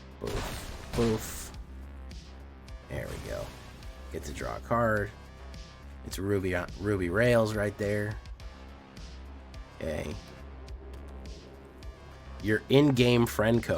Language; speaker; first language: English; native; English